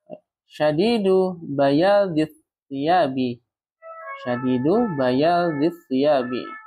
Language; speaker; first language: Arabic; non-native, fluent; Indonesian